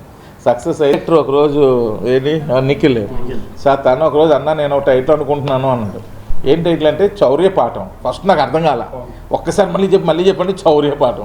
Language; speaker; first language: Telugu; native; Telugu